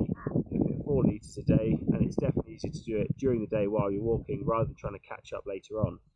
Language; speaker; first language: English; native; English